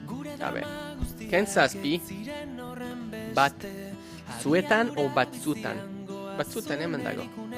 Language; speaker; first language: Basque; non-native, learner; English